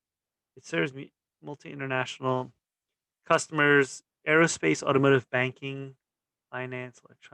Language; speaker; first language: English; native; English